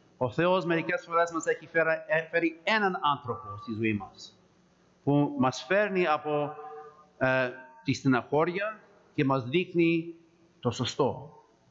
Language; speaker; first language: Greek; early bilingual, heritage; Greek